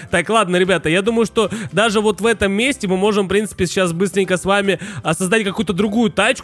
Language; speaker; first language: Russian; native; Russian